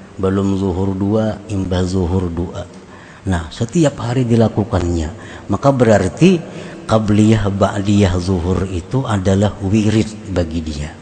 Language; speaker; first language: Indonesian; non-native, local second language; Banjar